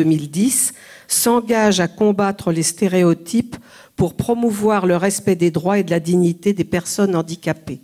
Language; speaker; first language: French; native; French